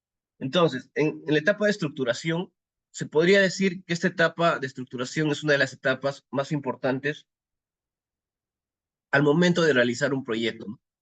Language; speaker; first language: Spanish; native; Spanish